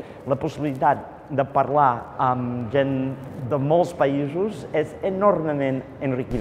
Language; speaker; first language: Catalan; non-native, fluent; English